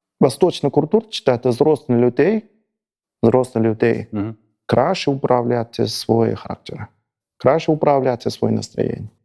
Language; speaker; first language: Ukrainian; non-native, learner; Chinese